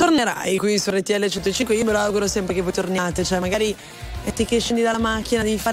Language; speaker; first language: Italian; native; Italian